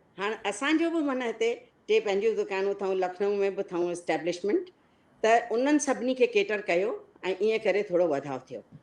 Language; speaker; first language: Sindhi; native; Sindhi